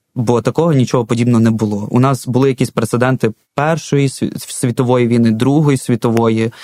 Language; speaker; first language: Ukrainian; non-native, local second language; Russian